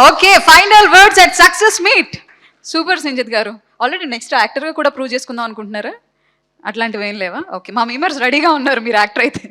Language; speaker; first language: Telugu; native; Telugu